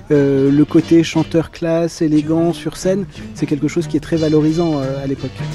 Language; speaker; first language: French; native; French